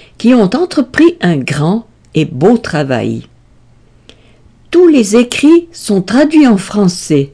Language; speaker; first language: French; native; French